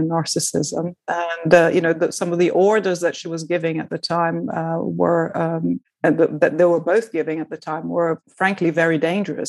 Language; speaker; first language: English; non-native, fluent; Portuguese